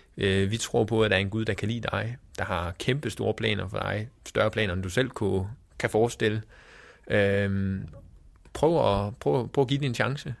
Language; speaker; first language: Danish; native; Danish